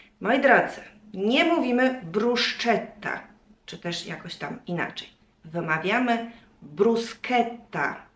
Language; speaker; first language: Polish; native; Polish